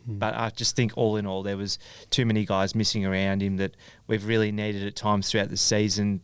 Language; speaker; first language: English; native; English